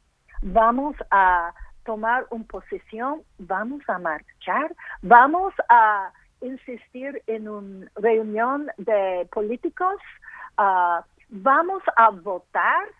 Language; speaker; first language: Spanish; early bilingual, heritage; English